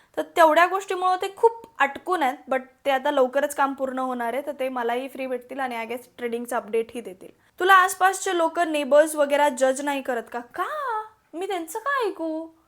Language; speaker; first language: Marathi; non-native, local second language; Malayalam